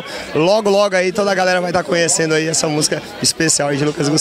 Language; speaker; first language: Portuguese; native; Portuguese